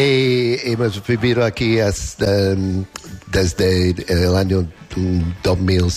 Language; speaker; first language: Spanish; non-native, learner; English